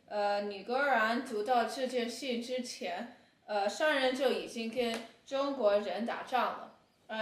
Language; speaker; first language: Chinese; non-native, learner; English